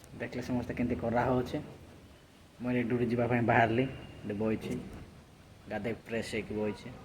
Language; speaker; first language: Odia; non-native, local second language; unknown